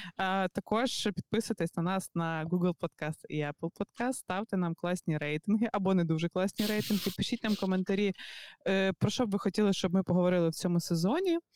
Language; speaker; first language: Ukrainian; native; Ukrainian